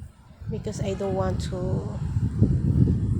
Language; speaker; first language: English; non-native, local second language; Filipino